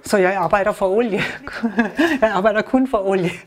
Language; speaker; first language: Danish; non-native, learner; German